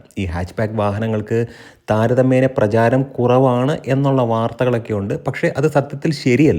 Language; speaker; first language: Malayalam; native; Malayalam